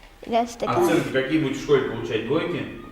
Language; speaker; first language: Russian; native; Russian